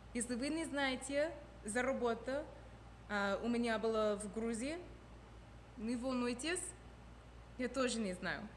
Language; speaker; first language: Russian; non-native, fluent; English